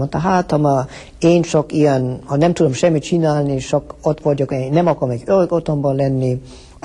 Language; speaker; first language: Hungarian; early bilingual, heritage; Hungarian